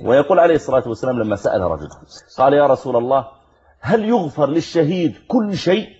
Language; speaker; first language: Arabic; native; Arabic